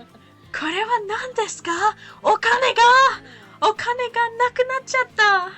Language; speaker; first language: Japanese; non-native, learner; English